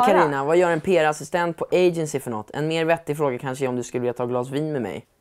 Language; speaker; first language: Swedish; native; Swedish